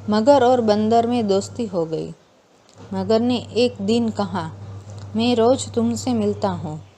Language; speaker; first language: Hindi; non-native, local second language; Gujarati